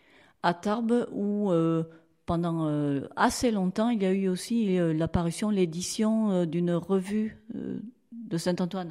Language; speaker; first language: French; native; French